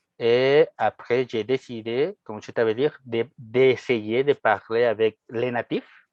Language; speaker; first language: French; non-native, fluent; Spanish